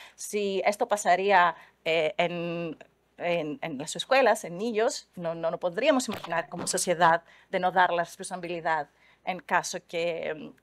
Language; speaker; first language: Spanish; non-native, fluent; Greek